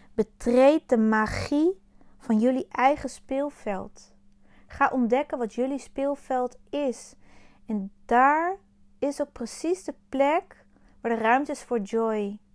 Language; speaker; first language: Dutch; native; Dutch